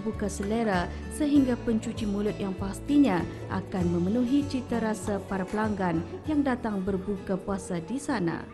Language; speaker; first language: Malay; native; Malay